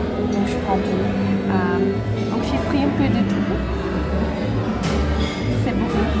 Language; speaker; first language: French; non-native, fluent; Dutch